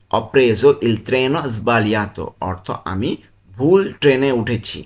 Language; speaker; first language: Italian; non-native, learner; Bangla